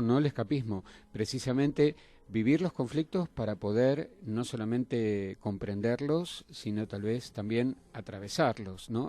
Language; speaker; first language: Spanish; native; Spanish